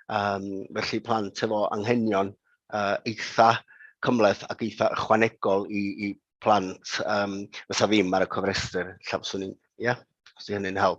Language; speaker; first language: Welsh; native; Welsh